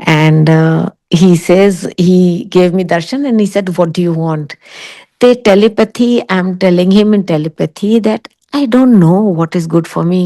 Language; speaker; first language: English; non-native, local second language; Punjabi